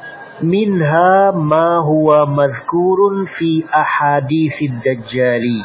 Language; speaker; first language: Arabic; non-native, fluent; Indonesian